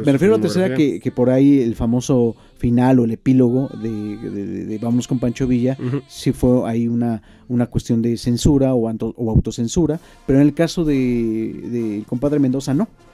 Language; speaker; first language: Spanish; native; Spanish